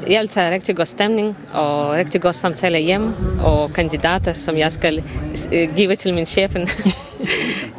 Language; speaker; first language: Danish; non-native, learner; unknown